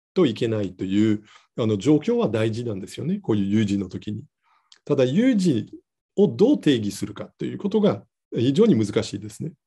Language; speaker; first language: Japanese; non-native, fluent; Dutch